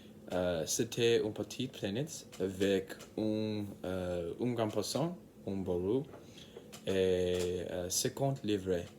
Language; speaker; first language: French; non-native, learner; English